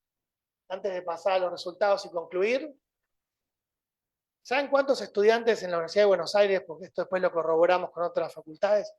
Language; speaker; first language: Spanish; native; Spanish